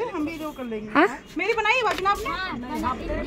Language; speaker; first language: Hindi; non-native, local second language; Gujarati